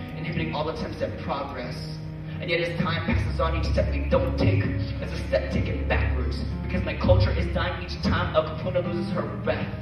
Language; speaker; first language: English; native; English